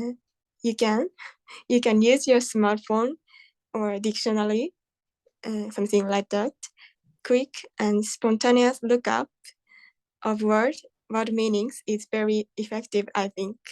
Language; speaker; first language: English; non-native, learner; Japanese